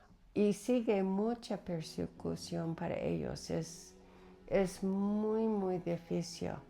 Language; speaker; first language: Spanish; non-native, fluent; English